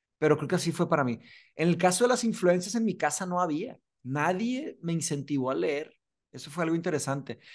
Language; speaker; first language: Spanish; native; Spanish